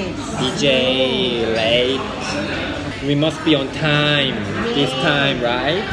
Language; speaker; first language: English; non-native, learner; Korean